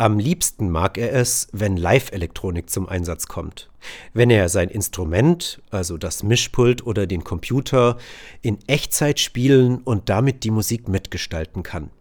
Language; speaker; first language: German; native; German